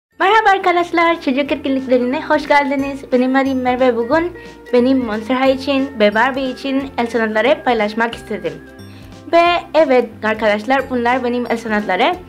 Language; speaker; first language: Turkish; early bilingual, heritage; Turkish